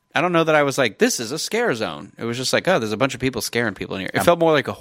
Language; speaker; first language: English; native; English